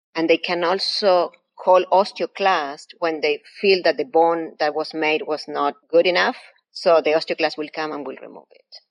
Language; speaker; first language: English; non-native, fluent; Spanish